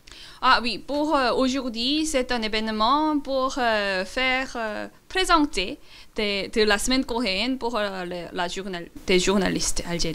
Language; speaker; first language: French; non-native, learner; Korean